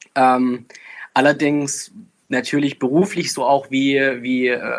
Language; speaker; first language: German; native; German